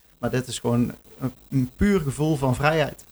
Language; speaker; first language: Dutch; native; Dutch